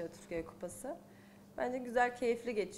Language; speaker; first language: Turkish; native; Turkish